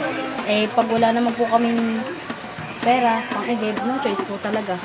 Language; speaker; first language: Filipino; native; Filipino